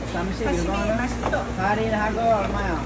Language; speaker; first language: Korean; non-native, learner; Bangla